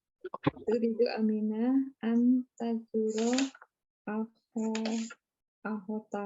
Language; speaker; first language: Arabic; non-native, learner; Indonesian